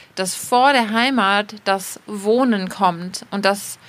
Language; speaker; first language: German; native; German